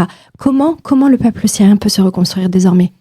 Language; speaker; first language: French; native; French